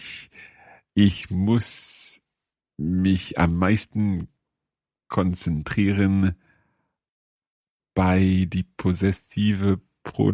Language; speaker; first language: German; non-native, learner; English